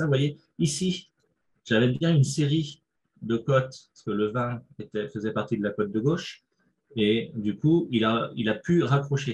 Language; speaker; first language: French; native; French